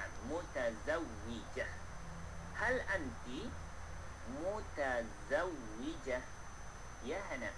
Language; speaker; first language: Arabic; non-native, fluent; Malay